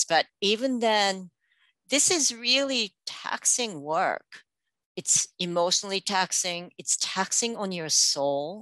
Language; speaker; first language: English; non-native, local second language; Japanese